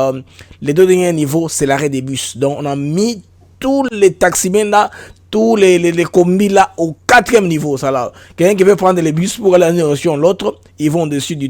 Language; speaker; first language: French; non-native, local second language; Lingala